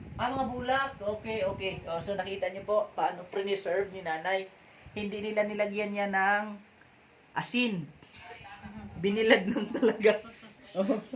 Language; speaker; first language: Filipino; non-native, local second language; Masbatenyo